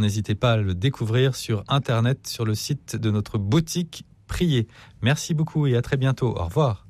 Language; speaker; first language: French; native; French